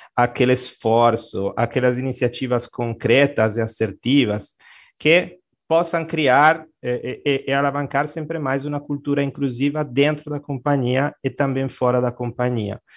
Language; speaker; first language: Portuguese; non-native, fluent; Italian